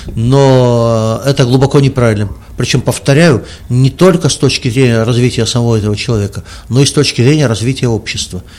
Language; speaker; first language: Russian; native; Russian